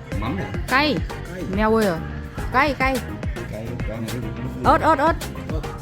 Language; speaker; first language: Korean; non-native, learner; Vietnamese